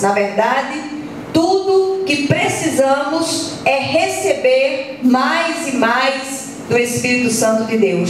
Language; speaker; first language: Portuguese; native; Portuguese